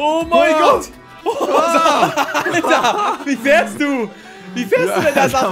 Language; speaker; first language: German; native; German